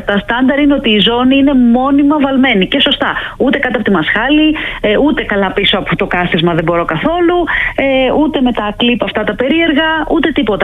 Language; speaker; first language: Greek; native; Greek